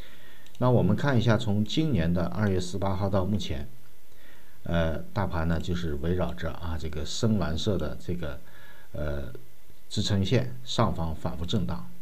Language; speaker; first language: Chinese; native; Chinese